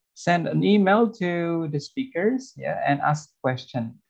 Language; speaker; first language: English; non-native, fluent; Indonesian